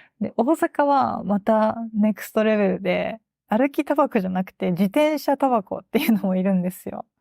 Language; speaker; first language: Japanese; native; Japanese